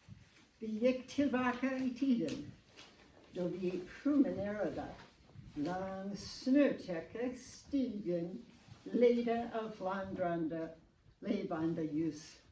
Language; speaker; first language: Swedish; non-native, learner; English